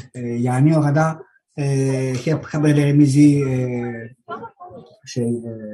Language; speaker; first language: Turkish; non-native, fluent; Greek